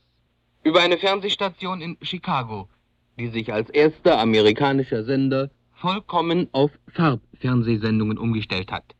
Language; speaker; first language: German; native; German